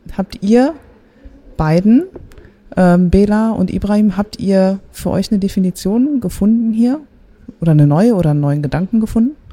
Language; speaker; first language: German; native; German